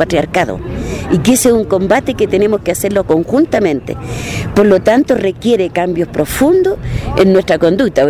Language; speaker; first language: Spanish; native; Spanish